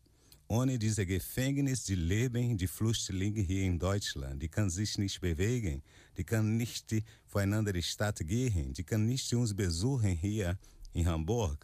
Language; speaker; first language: German; non-native, fluent; Portuguese